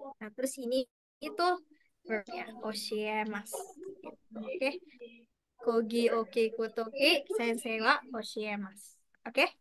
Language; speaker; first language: Indonesian; native; Indonesian